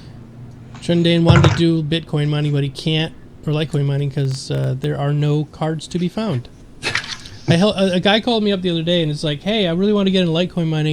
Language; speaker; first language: English; native; English